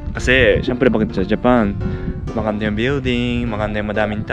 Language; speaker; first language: Filipino; non-native, fluent; Japanese